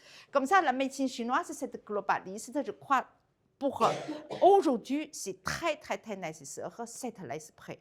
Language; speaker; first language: French; non-native, learner; Chinese